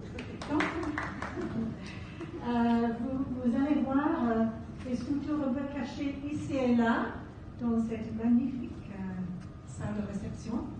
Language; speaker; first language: French; non-native, fluent; English